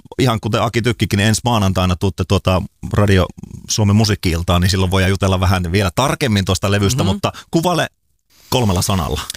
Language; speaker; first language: Finnish; native; Finnish